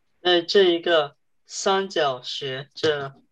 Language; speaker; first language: Chinese; early bilingual, heritage; Chinese